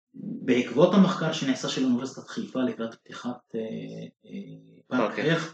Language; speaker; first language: Hebrew; non-native, local second language; Arabic